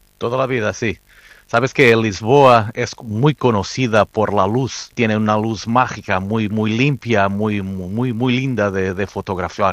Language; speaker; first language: Spanish; non-native, fluent; Portuguese